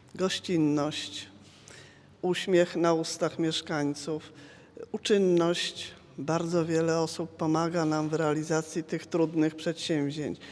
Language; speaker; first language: Polish; native; Polish